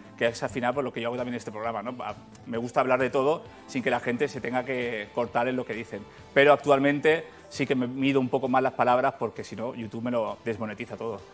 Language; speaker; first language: Spanish; native; Spanish